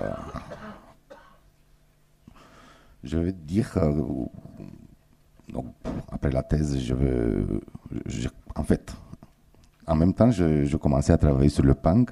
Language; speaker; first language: French; non-native, fluent; Romanian